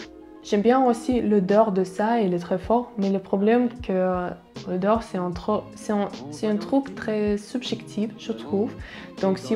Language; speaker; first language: French; non-native, learner; Russian